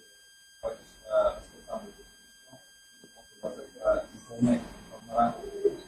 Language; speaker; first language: French; non-native, learner; Russian